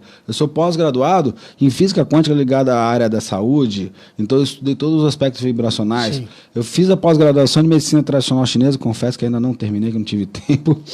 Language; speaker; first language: Portuguese; native; Portuguese